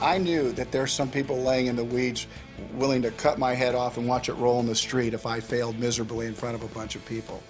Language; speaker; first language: English; native; English